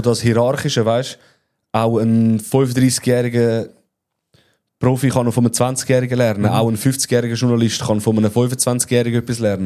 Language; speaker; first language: German; native; German